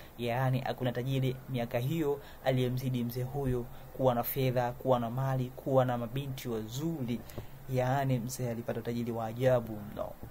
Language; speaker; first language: Swahili; native; Swahili